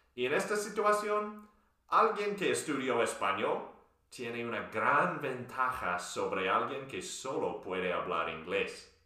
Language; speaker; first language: Spanish; non-native, fluent; English